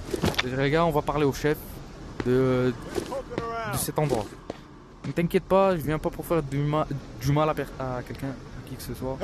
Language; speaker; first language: French; native; French